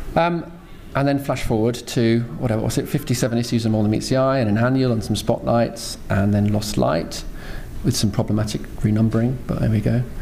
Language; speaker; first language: English; native; English